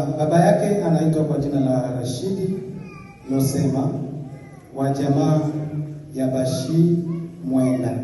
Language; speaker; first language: Swahili; non-native, local second language; Bembe